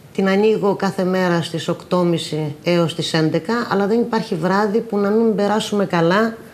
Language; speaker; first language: Greek; native; Greek